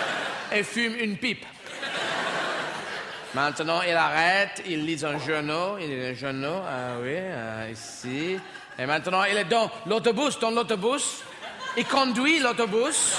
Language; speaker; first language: French; non-native, learner; English